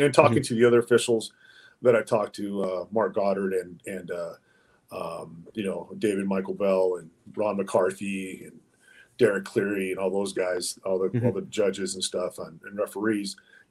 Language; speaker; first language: English; early bilingual, other home language; Spanish